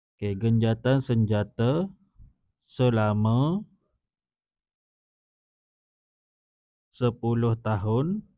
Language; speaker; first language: Malay; native; Malay